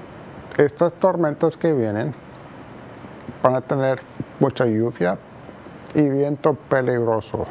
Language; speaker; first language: Spanish; non-native, fluent; English